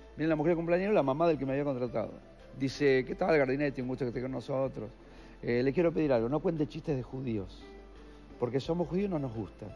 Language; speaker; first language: Spanish; native; Spanish